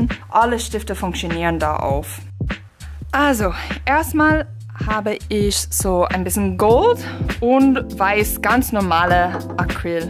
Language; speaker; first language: German; non-native, fluent; English